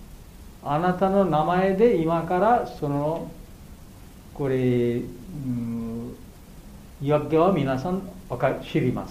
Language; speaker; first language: Japanese; non-native, learner; Bangla